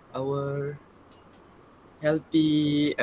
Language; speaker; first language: English; non-native, local second language; Malay